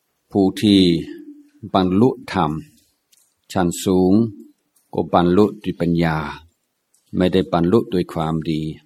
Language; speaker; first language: Thai; non-native, fluent; English